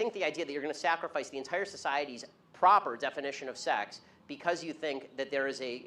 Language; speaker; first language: English; native; English